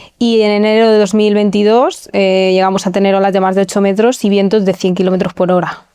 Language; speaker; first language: Spanish; native; Spanish